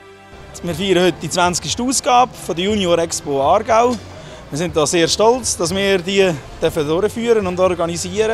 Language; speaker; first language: German; native; German